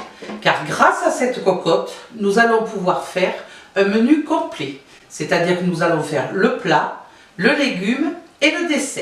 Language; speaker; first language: French; native; French